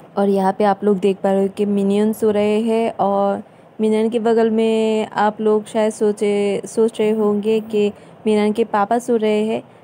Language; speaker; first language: Hindi; non-native, local second language; Bangla